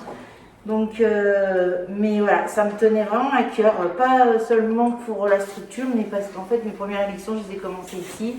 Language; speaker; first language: French; native; French